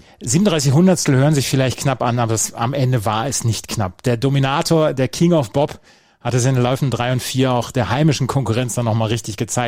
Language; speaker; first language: German; native; German